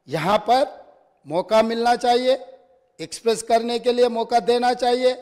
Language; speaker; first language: Hindi; non-native, local second language; Telugu